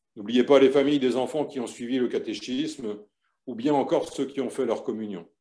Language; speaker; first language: French; native; French